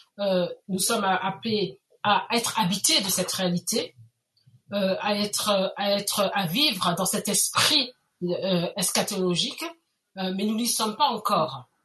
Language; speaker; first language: French; native; French